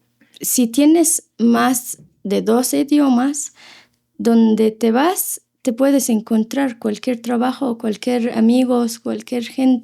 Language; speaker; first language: Spanish; non-native, fluent; Arabic